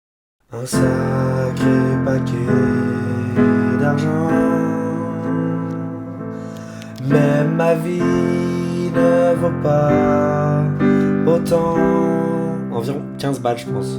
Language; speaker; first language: French; native; French